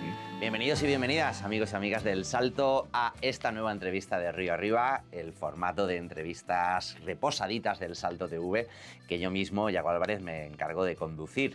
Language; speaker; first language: Spanish; native; Spanish